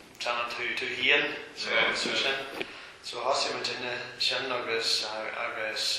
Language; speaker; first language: Irish; non-native, local second language; English